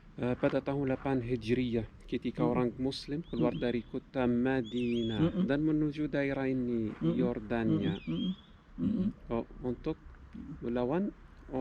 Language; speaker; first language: Indonesian; non-native, learner; Arabic